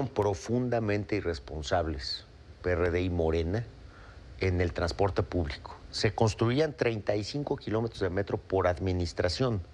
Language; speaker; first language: Spanish; native; Spanish